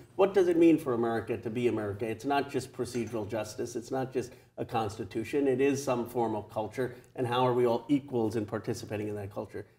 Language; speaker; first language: English; native; English